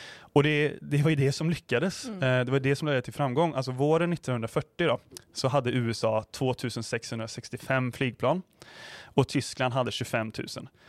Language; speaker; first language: Swedish; native; Swedish